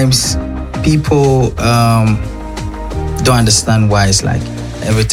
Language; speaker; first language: English; non-native, local second language; Akan